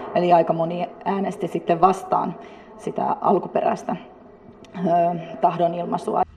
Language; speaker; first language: Finnish; non-native, fluent; Kurdish